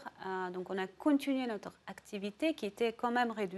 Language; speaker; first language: French; non-native, fluent; Russian